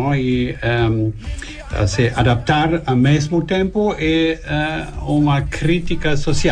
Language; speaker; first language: Portuguese; non-native, learner; German